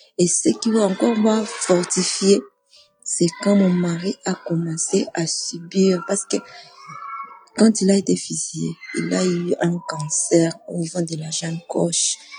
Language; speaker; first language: French; non-native, local second language; Swahili